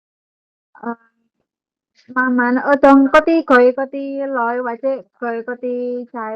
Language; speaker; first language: Cantonese; non-native, learner; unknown